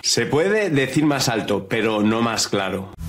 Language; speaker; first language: Spanish; native; Spanish